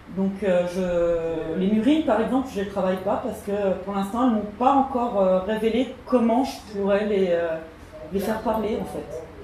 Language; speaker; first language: French; native; French